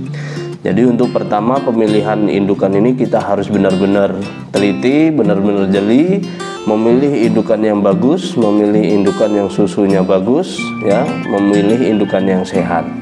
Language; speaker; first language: Indonesian; non-native, local second language; Javanese